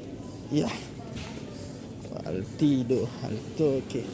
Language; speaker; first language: Spanish; non-native, learner; Haitian Creole